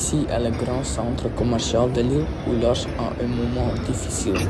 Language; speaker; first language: French; non-native, local second language; Dutch